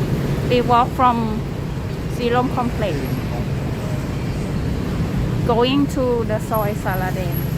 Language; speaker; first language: English; non-native, fluent; Thai